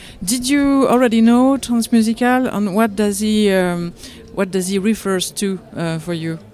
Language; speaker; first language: English; non-native, learner; French